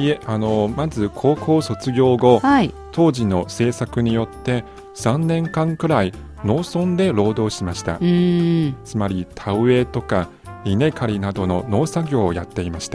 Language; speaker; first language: Japanese; non-native, fluent; Chinese